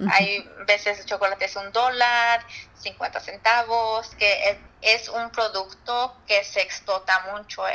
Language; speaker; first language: Spanish; early bilingual, heritage; Spanish